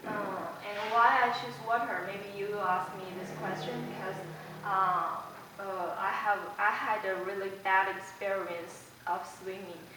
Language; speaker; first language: English; non-native, fluent; Chinese